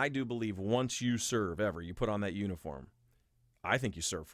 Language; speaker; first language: English; native; English